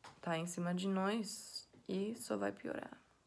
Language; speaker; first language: Portuguese; non-native, fluent; English